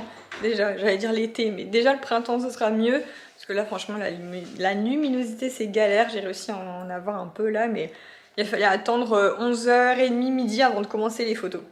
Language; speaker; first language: French; native; French